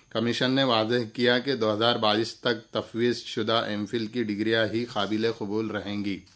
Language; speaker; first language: Urdu; native; Urdu